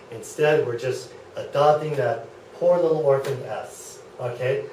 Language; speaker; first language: English; native; English